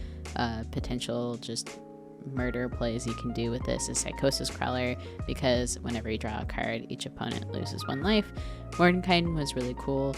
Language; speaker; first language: English; native; English